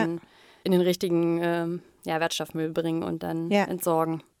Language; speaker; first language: German; native; German